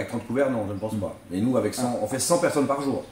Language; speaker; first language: French; native; French